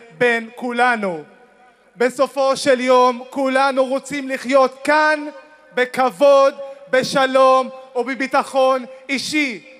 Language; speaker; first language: Hebrew; non-native, local second language; Arabic